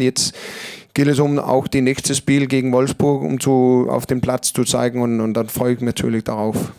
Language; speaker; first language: German; non-native, learner; Danish